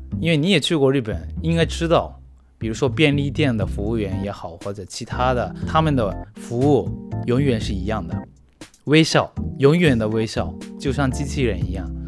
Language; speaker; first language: Chinese; non-native, fluent; Japanese